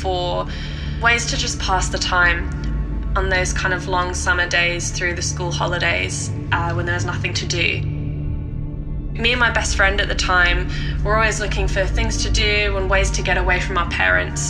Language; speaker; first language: English; native; English